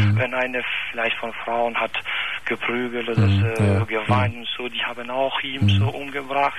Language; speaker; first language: German; non-native, learner; Albanian